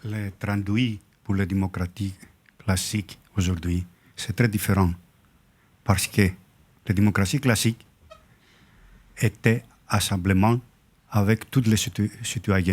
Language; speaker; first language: French; non-native, learner; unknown